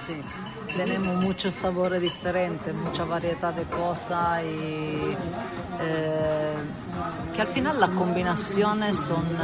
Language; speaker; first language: Spanish; non-native, fluent; Italian